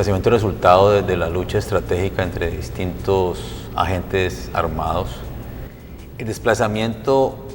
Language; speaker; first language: Spanish; native; Spanish